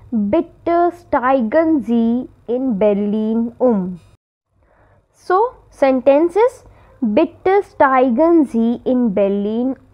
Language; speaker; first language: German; non-native, fluent; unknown